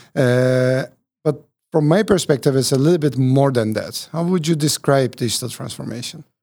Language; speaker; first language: English; non-native, fluent; Turkish